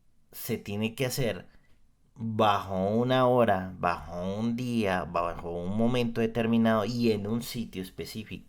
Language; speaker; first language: Spanish; native; Spanish